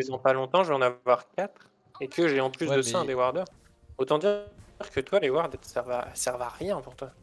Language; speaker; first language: French; native; French